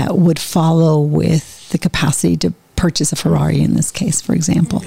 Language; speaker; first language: English; native; English